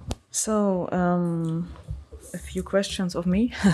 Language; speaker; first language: English; non-native, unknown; German